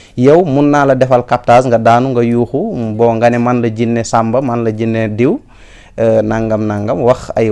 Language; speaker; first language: Wolof; non-native, local second language; Fula